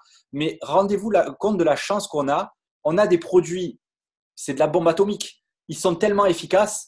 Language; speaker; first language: French; native; French